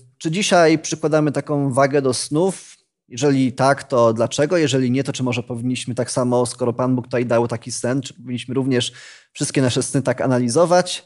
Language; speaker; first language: Polish; native; Polish